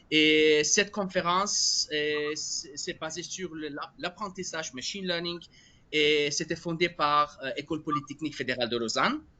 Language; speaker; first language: French; non-native, fluent; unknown